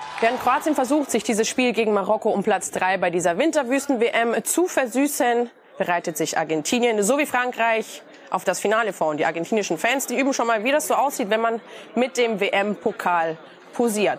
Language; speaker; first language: German; native; German